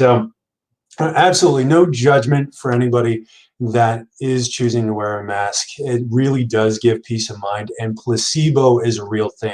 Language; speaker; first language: English; native; English